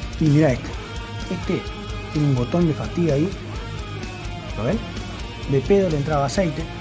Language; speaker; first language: Spanish; native; Spanish